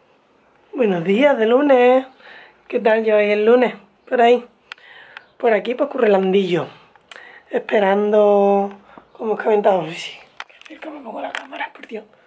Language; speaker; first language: Spanish; native; Spanish